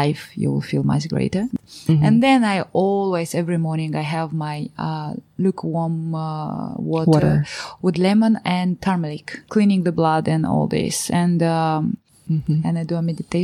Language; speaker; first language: English; non-native, fluent; Romanian